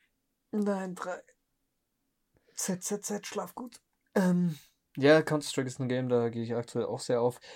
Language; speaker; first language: German; native; German